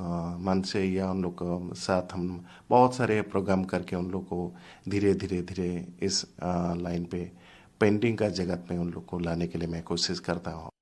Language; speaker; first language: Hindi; non-native, local second language; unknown